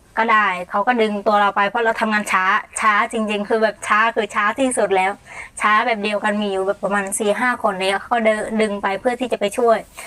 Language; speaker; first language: Thai; non-native, fluent; Mon